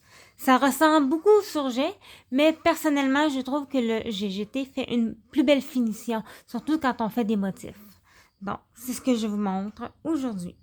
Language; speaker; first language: French; native; French